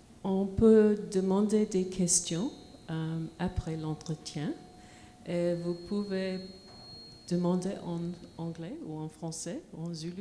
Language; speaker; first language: French; non-native, fluent; English